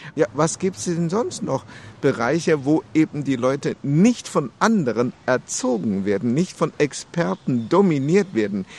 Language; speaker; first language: German; non-native, fluent; Chinese